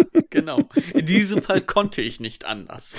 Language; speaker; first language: German; native; German